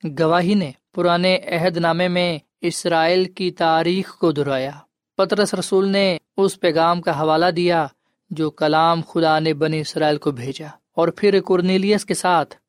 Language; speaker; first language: Urdu; non-native, local second language; Punjabi